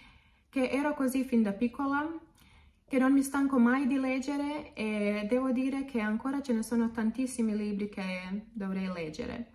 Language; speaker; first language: Italian; non-native, fluent; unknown